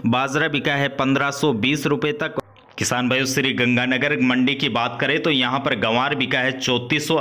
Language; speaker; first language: Hindi; native; Hindi